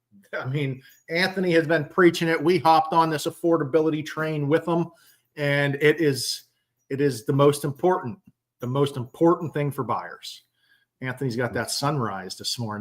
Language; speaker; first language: English; native; English